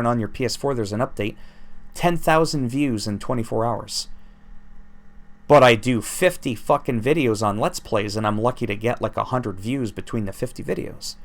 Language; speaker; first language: English; native; English